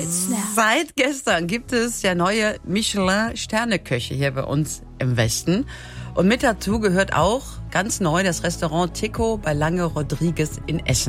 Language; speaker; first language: German; native; German